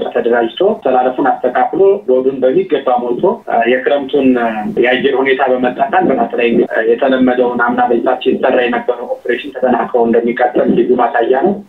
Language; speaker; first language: Amharic; native; Amharic